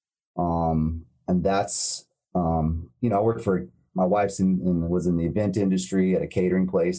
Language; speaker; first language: English; native; English